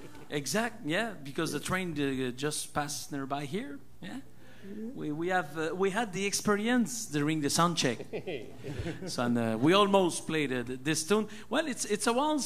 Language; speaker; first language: English; non-native, fluent; French